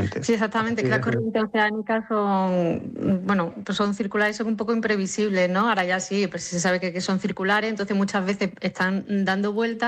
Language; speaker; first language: Spanish; native; Spanish